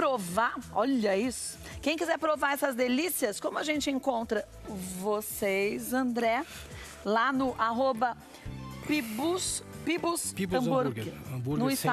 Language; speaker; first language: Portuguese; native; Portuguese